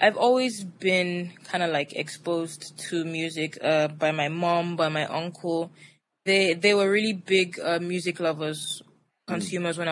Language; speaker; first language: English; non-native, local second language; Yoruba